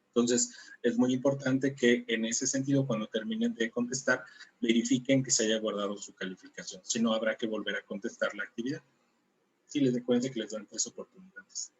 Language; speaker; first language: Spanish; native; Spanish